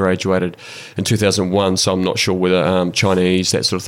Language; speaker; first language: English; native; English